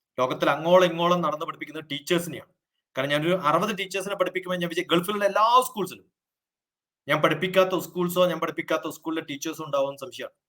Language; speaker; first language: Malayalam; native; Malayalam